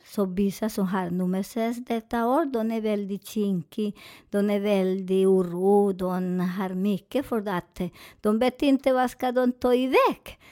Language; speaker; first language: Swedish; non-native, fluent; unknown